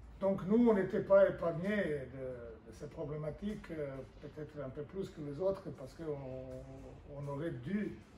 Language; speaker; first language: French; non-native, fluent; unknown